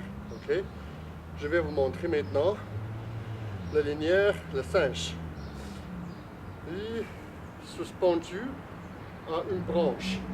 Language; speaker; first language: French; non-native, fluent; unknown